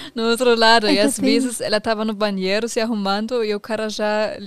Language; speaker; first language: Portuguese; non-native, fluent; German